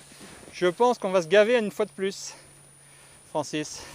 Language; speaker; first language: French; native; French